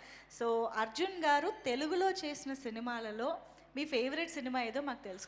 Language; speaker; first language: Telugu; native; Telugu